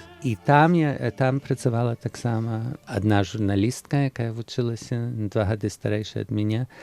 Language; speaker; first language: Belarusian; early bilingual, heritage; Belarusian